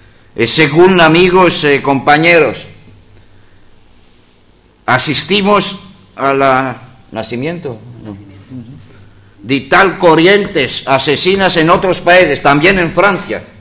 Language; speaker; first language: Spanish; non-native, learner; Greek